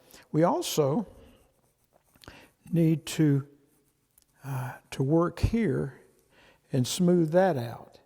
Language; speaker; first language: English; native; English